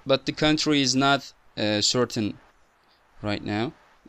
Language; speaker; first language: English; non-native, fluent; Turkish